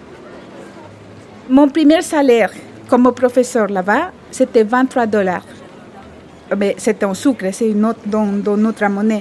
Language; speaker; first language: French; non-native, fluent; Spanish